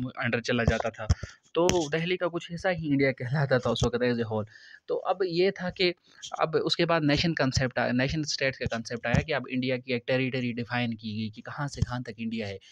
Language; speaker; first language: Hindi; non-native, local second language; Kashmiri